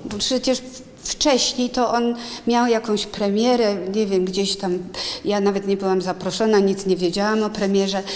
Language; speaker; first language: Polish; early bilingual, heritage; Polish